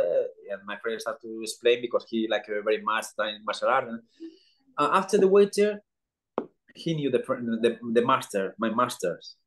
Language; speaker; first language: English; non-native, learner; Spanish